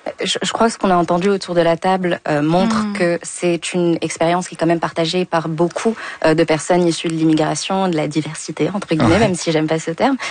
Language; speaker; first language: French; native; French